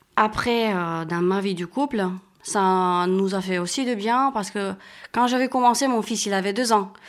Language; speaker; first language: French; non-native, fluent; Romanian